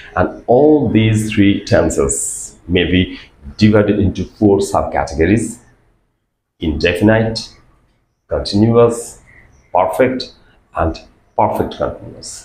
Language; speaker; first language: English; non-native, local second language; Bangla